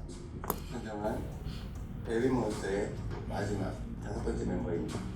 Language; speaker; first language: Korean; native; Korean